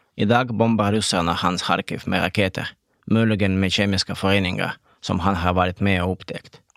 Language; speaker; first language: Swedish; non-native, fluent; Russian